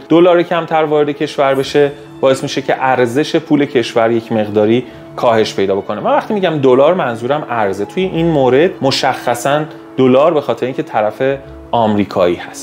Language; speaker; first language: Persian; native; Persian